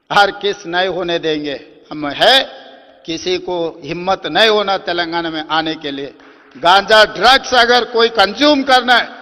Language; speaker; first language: Hindi; non-native, local second language; Telugu